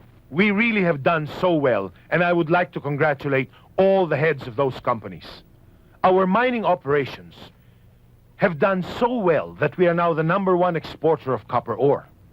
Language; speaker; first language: English; non-native, local second language; Filipino